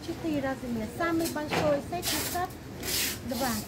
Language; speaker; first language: Russian; non-native, learner; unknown